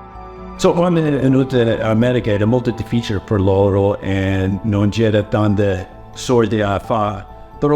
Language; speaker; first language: Italian; early bilingual, heritage; Italian